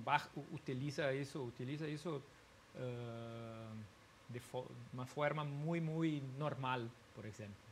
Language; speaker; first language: Spanish; non-native, learner; Portuguese